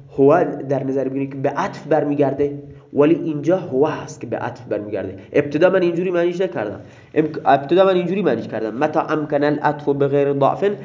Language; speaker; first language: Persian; non-native, local second language; Baluchi